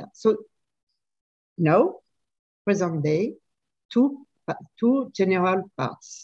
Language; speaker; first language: English; non-native, fluent; French